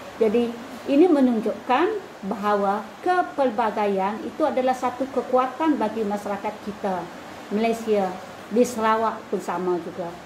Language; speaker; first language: Malay; non-native, local second language; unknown